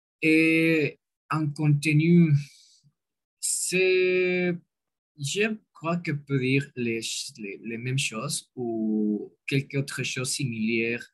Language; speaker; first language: French; non-native, learner; Spanish